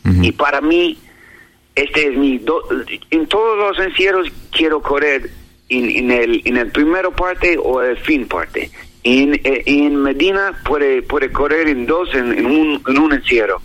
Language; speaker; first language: Spanish; non-native, learner; English